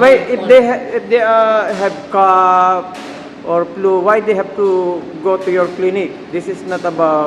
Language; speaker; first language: English; non-native, local second language; Filipino